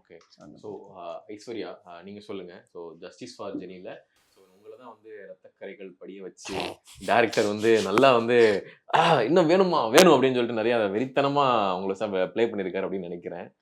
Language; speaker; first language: Tamil; native; Tamil